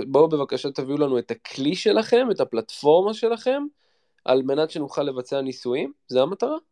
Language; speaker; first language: Hebrew; native; Hebrew